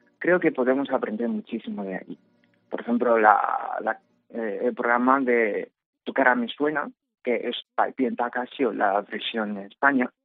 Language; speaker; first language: Spanish; non-native, fluent; Chinese